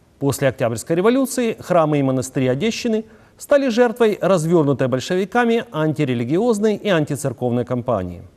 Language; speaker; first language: Russian; native; Russian